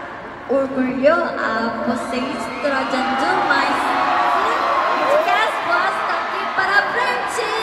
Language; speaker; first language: Portuguese; non-native, learner; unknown